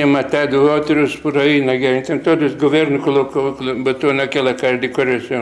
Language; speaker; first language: Portuguese; non-native, fluent; Lithuanian